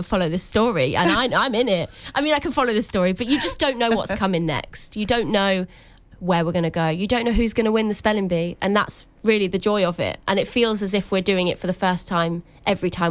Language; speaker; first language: English; native; English